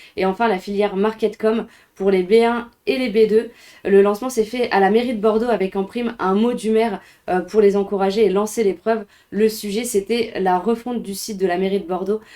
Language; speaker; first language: French; native; French